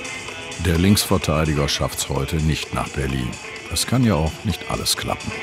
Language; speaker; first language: German; native; German